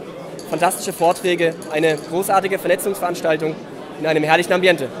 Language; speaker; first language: German; native; German